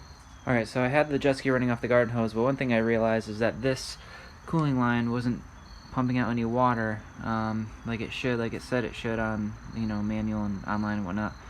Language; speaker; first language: English; native; English